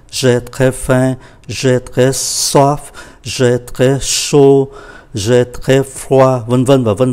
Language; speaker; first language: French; non-native, fluent; Vietnamese